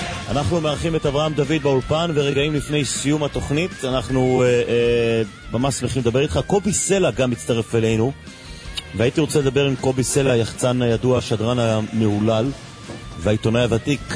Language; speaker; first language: Hebrew; native; Hebrew